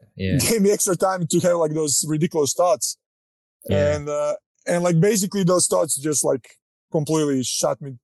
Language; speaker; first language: English; non-native, fluent; Croatian